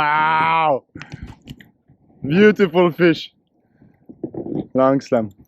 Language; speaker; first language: English; non-native, learner; French